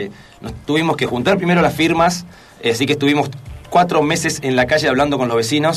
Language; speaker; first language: Spanish; native; Spanish